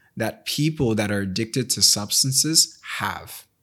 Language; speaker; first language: English; native; English